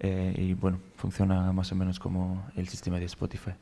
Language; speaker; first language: Spanish; non-native, fluent; German